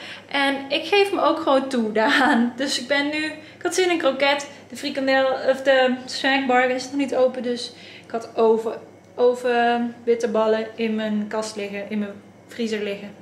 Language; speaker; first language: Dutch; native; Dutch